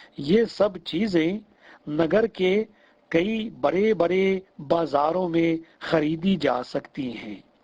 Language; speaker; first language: Hindi; non-native, fluent; Russian